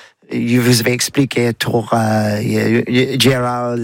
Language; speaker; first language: French; non-native, learner; English